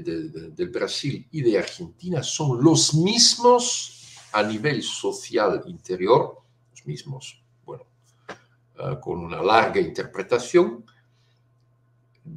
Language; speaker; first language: Spanish; non-native, fluent; Italian